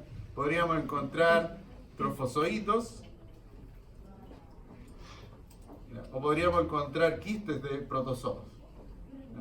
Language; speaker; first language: Spanish; native; Spanish